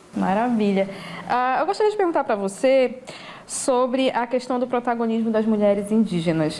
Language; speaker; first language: Portuguese; native; Portuguese